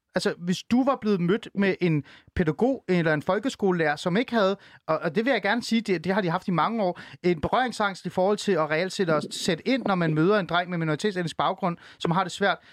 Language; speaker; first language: Danish; early bilingual, other home language; Persian